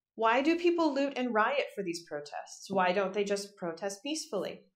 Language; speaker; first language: English; native; English